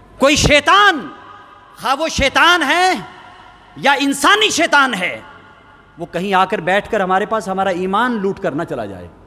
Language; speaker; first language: Urdu; native; Urdu